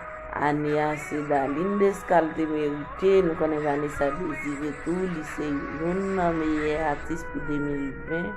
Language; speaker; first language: French; non-native, local second language; Haitian Creole